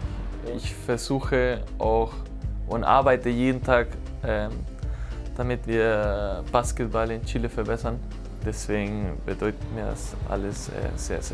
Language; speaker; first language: German; non-native, fluent; Spanish